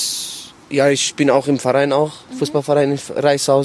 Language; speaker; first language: German; non-native, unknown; Arabic